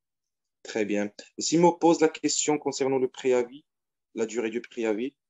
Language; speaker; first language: French; non-native, fluent; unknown